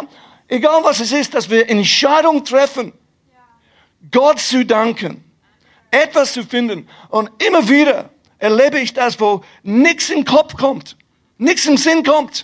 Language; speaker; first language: German; non-native, fluent; English